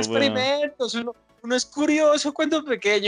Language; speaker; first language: Spanish; native; Spanish